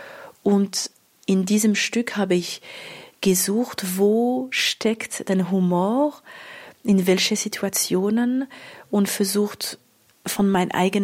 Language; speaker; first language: German; non-native, local second language; French